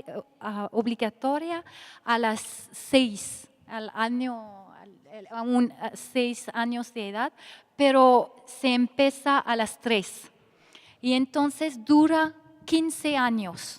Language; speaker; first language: Spanish; non-native, fluent; French